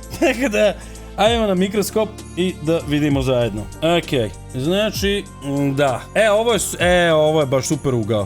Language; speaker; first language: Croatian; early bilingual, heritage; Serbian